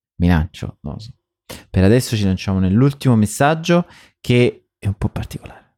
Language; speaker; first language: Italian; native; Italian